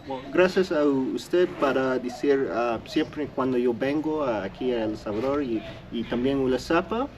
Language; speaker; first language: Spanish; early bilingual, heritage; English